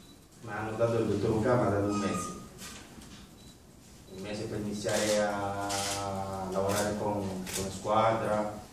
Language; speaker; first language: Italian; non-native, fluent; Spanish